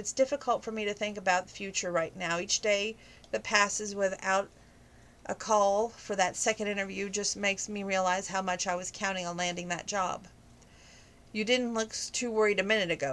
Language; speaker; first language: English; native; English